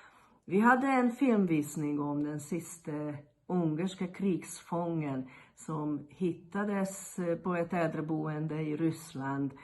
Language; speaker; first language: Swedish; non-native, fluent; Hungarian